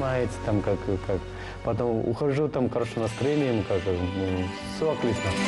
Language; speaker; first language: Russian; non-native, learner; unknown